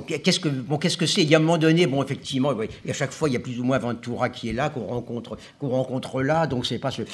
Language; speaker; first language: French; native; French